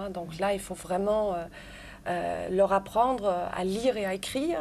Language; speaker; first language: French; non-native, fluent; German